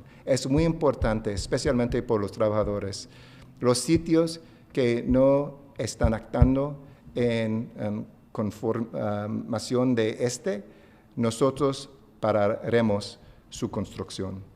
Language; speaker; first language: Spanish; non-native, fluent; English